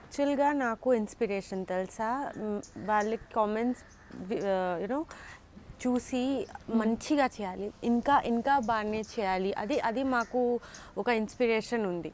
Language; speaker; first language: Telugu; non-native, learner; Bangla